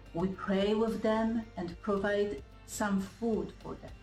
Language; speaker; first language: English; non-native, fluent; Indonesian